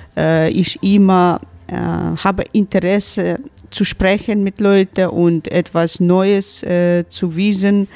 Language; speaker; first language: German; non-native, learner; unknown